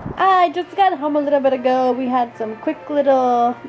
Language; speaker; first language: English; native; English